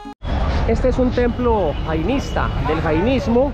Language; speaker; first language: Spanish; native; Spanish